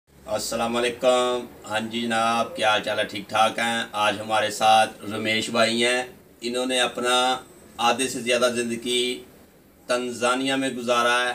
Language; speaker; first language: Hindi; native; Hindi